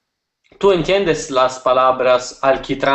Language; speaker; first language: Spanish; non-native, learner; Italian